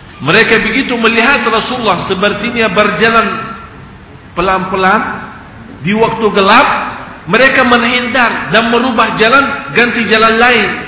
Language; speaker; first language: Indonesian; non-native, fluent; Arabic